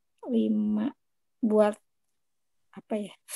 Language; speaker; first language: Indonesian; native; Indonesian